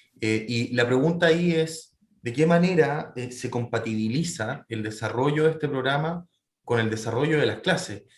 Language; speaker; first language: Spanish; native; Spanish